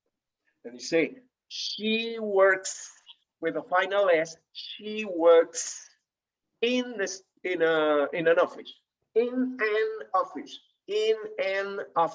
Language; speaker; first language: English; non-native, fluent; Spanish